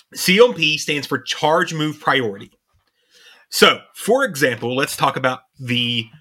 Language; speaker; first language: English; native; English